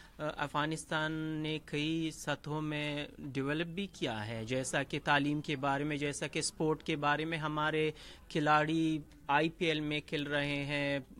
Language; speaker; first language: Urdu; non-native, fluent; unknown